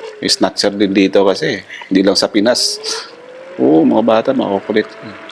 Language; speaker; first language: Filipino; non-native, local second language; Hiligaynon